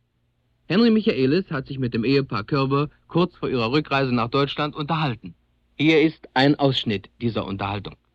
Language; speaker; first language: German; native; German